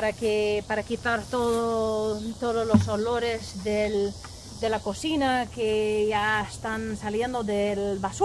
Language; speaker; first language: Spanish; non-native, learner; English